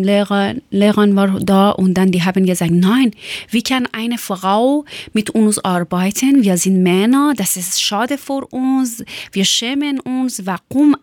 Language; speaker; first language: German; non-native, learner; Persian